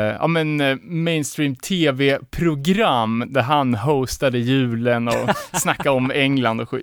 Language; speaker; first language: Swedish; native; Swedish